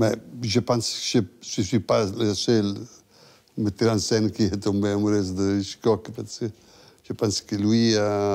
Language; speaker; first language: French; non-native, fluent; Italian